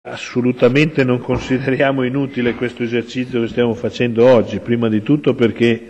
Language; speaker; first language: Italian; native; Italian